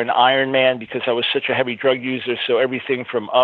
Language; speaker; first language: English; native; English